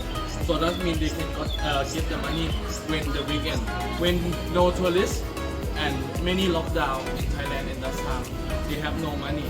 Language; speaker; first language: English; non-native, fluent; Thai